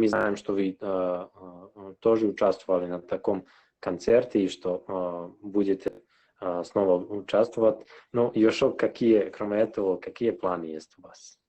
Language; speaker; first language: Russian; non-native, local second language; Serbian